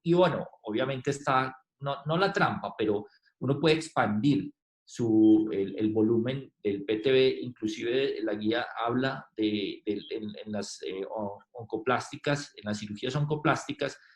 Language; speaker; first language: Spanish; native; Spanish